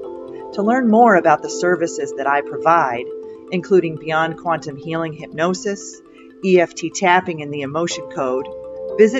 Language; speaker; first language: English; native; English